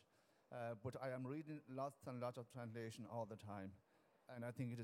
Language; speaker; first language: English; non-native, local second language; Irish